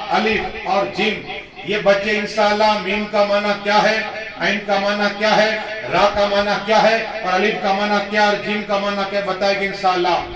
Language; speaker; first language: Urdu; non-native, local second language; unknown